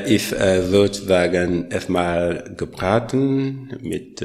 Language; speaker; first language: German; non-native, learner; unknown